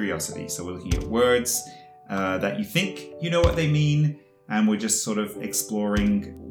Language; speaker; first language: English; native; English